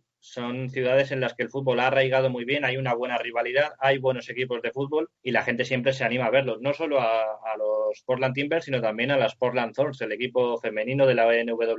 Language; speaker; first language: Spanish; native; Spanish